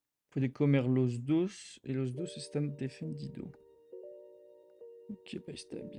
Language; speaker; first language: Spanish; non-native, learner; French